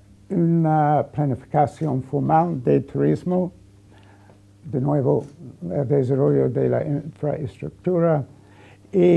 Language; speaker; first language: Spanish; non-native, fluent; English